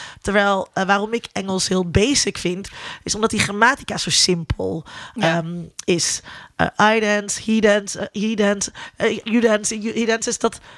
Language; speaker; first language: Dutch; native; Dutch